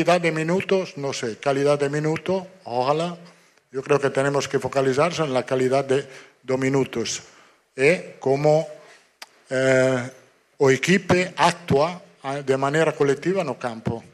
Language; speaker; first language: Portuguese; non-native, fluent; Italian